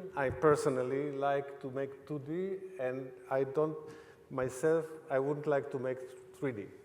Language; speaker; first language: English; non-native, fluent; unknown